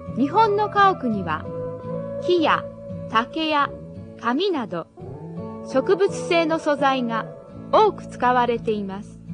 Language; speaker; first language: Japanese; native; Japanese